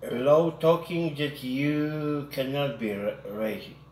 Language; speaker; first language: English; non-native, learner; Polish